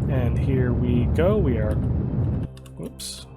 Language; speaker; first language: English; native; English